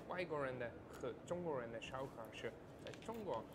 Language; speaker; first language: Chinese; non-native, fluent; German